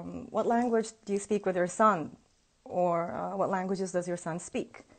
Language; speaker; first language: English; early bilingual, other home language; Japanese